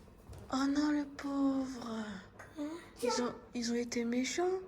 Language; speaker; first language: French; native; French